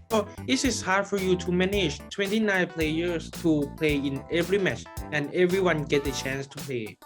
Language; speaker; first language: English; non-native, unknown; Thai